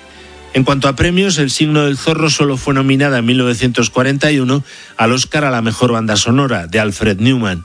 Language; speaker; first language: Spanish; native; Spanish